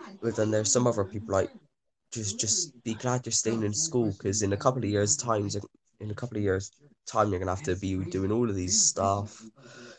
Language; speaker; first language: English; native; English